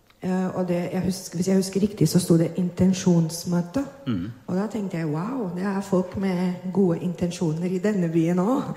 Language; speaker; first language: Norwegian; non-native, fluent; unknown